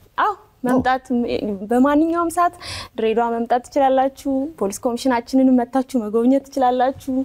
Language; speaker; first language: Amharic; native; Amharic